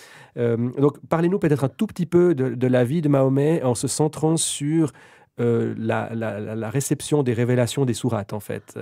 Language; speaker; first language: French; native; French